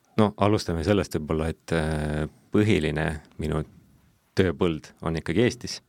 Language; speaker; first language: Estonian; non-native, local second language; Russian